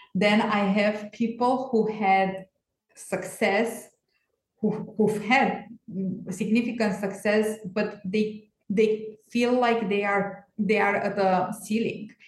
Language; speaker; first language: English; non-native, fluent; Romanian